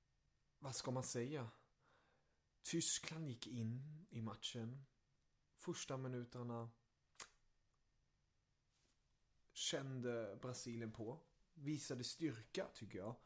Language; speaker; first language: Swedish; early bilingual, other home language; German